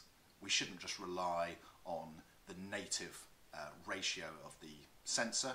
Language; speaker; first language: English; native; English